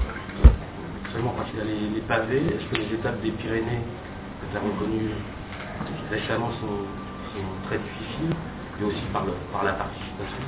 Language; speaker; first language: French; native; French